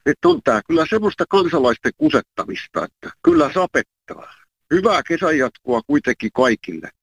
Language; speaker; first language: Finnish; native; Finnish